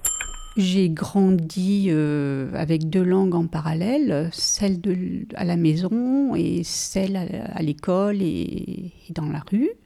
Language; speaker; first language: French; early bilingual, other home language; Portuguese